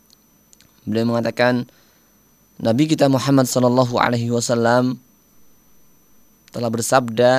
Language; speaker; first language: Indonesian; native; Indonesian